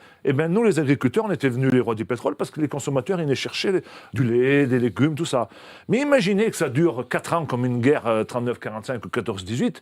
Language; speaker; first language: French; native; French